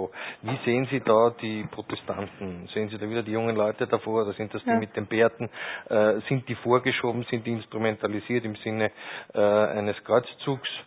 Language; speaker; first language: German; native; German